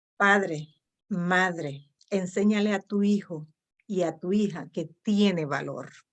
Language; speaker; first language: Spanish; non-native, local second language; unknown